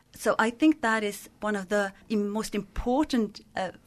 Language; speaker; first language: English; non-native, fluent; Swedish